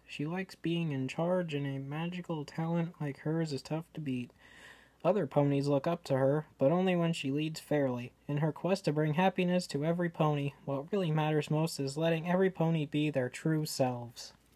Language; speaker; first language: English; native; English